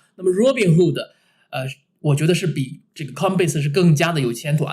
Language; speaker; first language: Chinese; native; Chinese